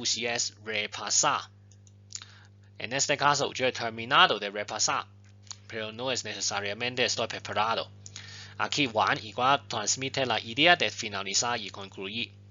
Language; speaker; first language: Spanish; non-native, fluent; Chinese